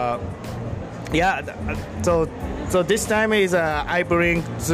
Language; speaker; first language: English; non-native, learner; Japanese